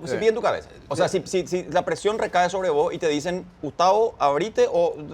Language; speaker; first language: Spanish; native; Spanish